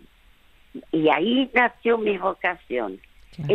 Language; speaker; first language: Spanish; early bilingual, other home language; French